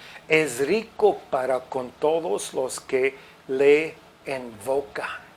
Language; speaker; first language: Spanish; non-native, fluent; English